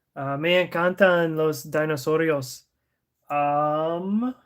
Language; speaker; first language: Spanish; non-native, learner; English